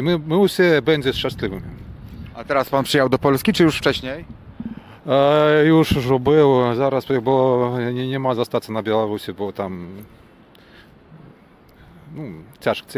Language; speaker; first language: Polish; non-native, learner; Ukrainian